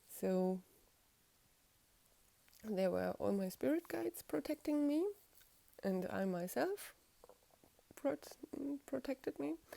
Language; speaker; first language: English; non-native, fluent; German